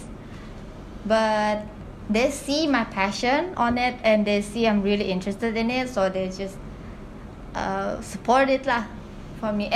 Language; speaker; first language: English; non-native, local second language; Malay